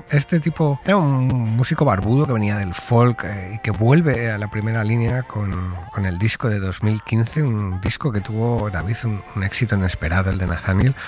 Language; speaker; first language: Spanish; native; Spanish